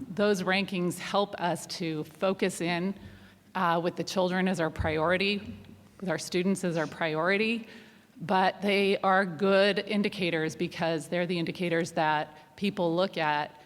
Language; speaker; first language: English; non-native, fluent; German